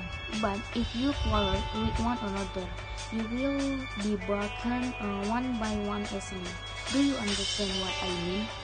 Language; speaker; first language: English; non-native, learner; Indonesian